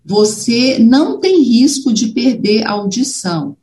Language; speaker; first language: Portuguese; native; Portuguese